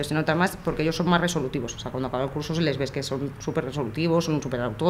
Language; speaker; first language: Spanish; native; Spanish